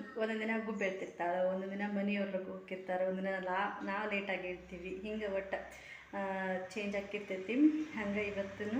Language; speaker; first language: Kannada; native; Kannada